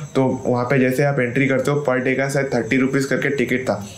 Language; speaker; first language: Hindi; non-native, local second language; Bangla